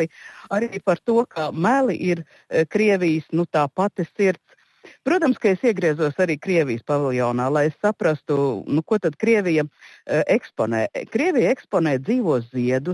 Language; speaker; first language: Latvian; native; Latvian